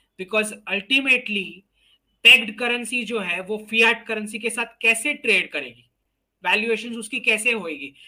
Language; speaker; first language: Hindi; native; Hindi